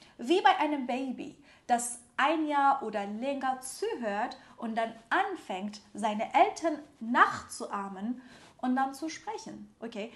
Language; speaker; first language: German; non-native, fluent; Persian